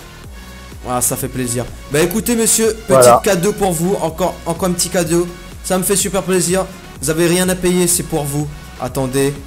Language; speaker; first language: French; native; French